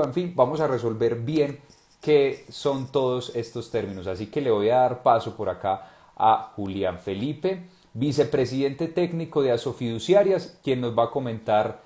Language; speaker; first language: Spanish; native; Spanish